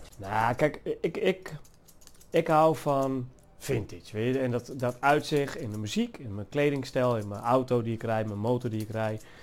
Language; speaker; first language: Dutch; native; Dutch